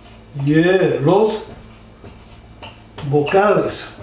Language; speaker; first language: Spanish; non-native, learner; English